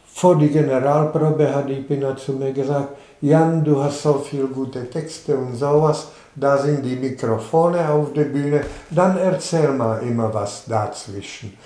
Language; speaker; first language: German; non-native, learner; Czech